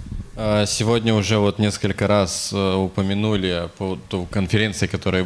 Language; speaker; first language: Russian; native; Russian